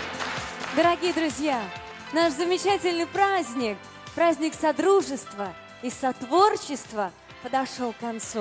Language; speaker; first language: Russian; native; Russian